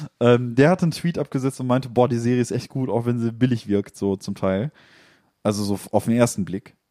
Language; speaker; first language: German; native; German